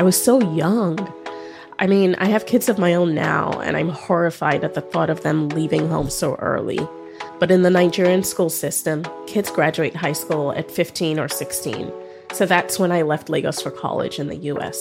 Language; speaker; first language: English; non-native, local second language; Yoruba